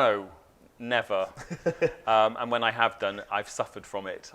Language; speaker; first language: English; native; English